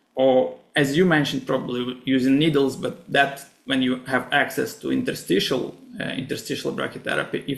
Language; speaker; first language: English; non-native, fluent; Ukrainian